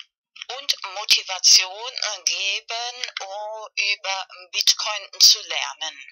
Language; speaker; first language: German; non-native, fluent; Spanish